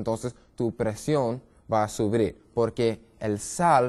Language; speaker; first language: Spanish; non-native, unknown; English